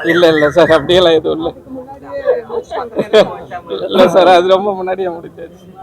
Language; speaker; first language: Tamil; native; Tamil